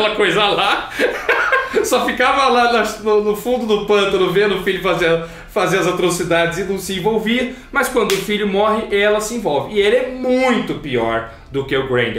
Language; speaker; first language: Portuguese; native; Portuguese